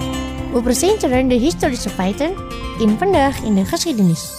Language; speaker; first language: Dutch; non-native, fluent; Indonesian